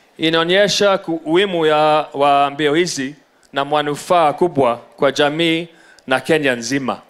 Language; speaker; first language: Swahili; non-native, local second language; English